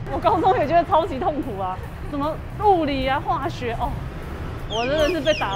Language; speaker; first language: Chinese; native; Chinese